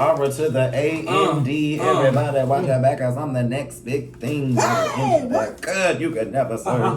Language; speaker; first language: English; native; English